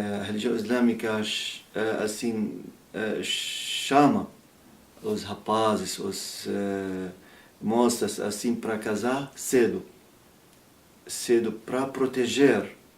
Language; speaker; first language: Portuguese; non-native, learner; Arabic